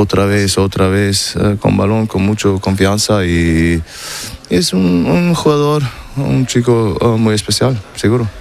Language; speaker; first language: Spanish; non-native, learner; German